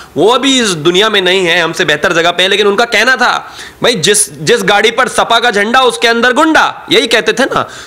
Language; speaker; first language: Hindi; native; Hindi